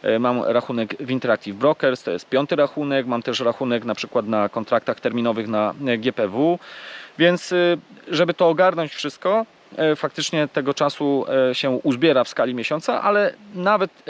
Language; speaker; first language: Polish; native; Polish